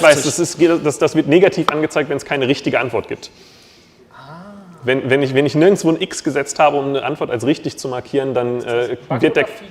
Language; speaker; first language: German; native; German